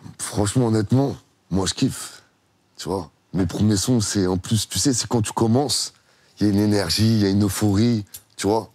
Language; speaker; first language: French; early bilingual, other home language; Russian